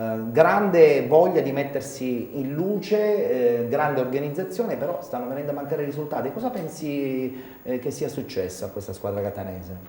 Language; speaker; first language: Italian; native; Italian